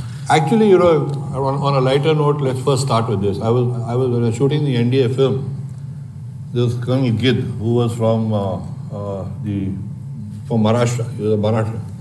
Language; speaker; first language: English; non-native, local second language; Hindi